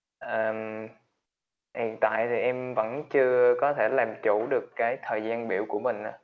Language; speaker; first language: Vietnamese; native; Vietnamese